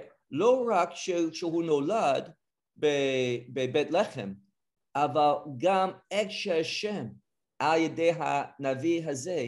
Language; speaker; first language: Hebrew; non-native, fluent; English